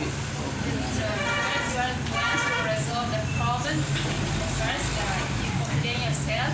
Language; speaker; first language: English; non-native, learner; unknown